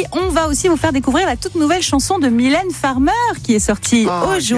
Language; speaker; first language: French; native; French